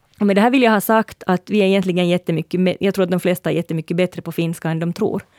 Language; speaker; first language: Swedish; native; Swedish